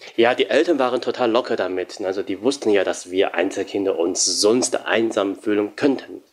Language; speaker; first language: German; non-native, fluent; Chinese